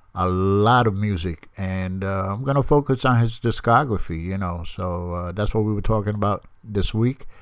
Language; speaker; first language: English; native; English